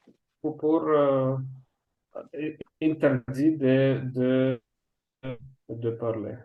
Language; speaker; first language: French; non-native, learner; Russian